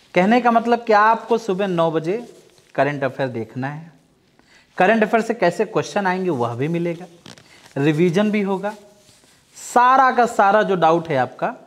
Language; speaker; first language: Hindi; native; Hindi